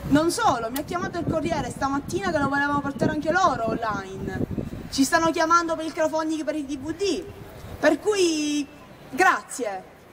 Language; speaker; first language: Italian; native; Italian